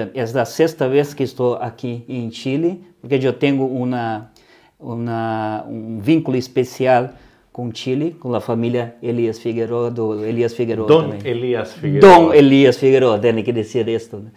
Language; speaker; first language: Spanish; non-native, fluent; Portuguese